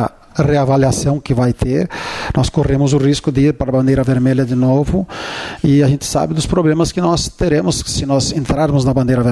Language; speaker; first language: Portuguese; native; Portuguese